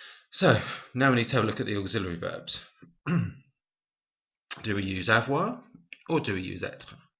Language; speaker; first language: English; native; English